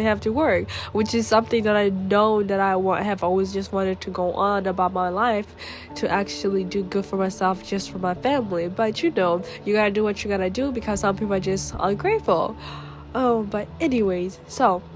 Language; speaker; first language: English; early bilingual, other home language; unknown